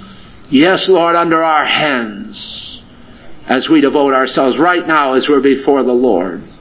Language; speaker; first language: English; native; English